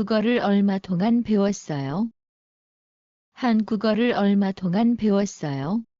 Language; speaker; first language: Korean; non-native, learner; Bangla